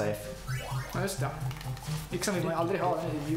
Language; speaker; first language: Swedish; native; Swedish